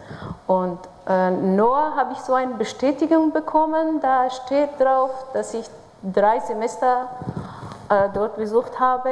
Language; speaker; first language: German; non-native, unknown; Persian